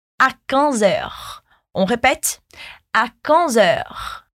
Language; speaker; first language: French; non-native, fluent; Portuguese